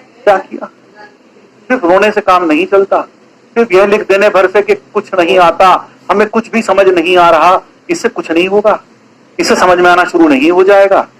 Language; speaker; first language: Hindi; native; Hindi